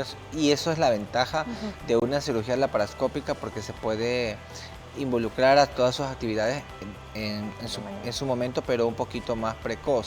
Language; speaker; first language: Spanish; native; Spanish